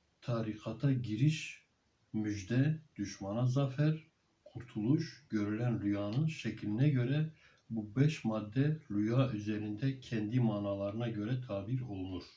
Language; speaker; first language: Turkish; native; Turkish